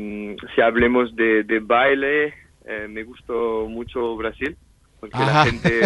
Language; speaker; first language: Spanish; non-native, fluent; French